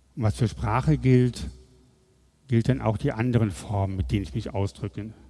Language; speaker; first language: German; native; German